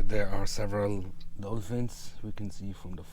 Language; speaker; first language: English; non-native, fluent; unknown